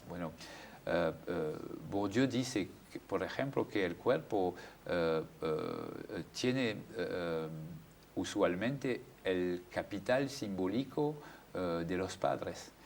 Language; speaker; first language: Spanish; non-native, fluent; French